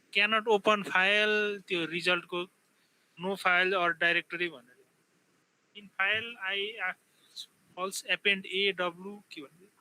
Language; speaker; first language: Nepali; native; Nepali